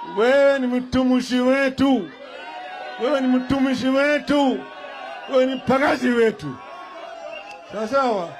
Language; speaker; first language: Swahili; non-native, local second language; Luo (Kenya and Tanzania)